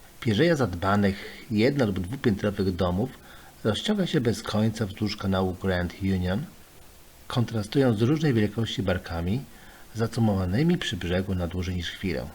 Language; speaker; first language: Polish; native; Polish